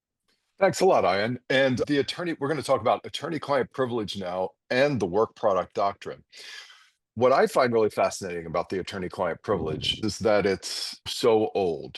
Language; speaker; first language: English; native; English